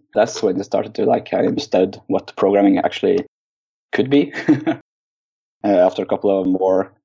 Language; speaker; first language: English; non-native, fluent; Norwegian